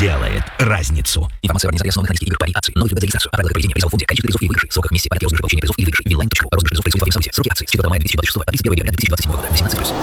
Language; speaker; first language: Russian; native; Russian